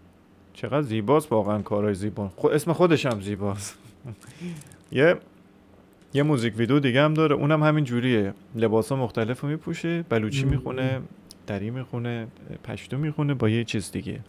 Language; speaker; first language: Persian; native; Persian